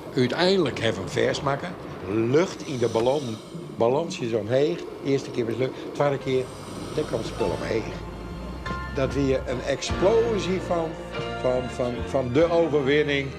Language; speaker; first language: Dutch; non-native, local second language; Western Frisian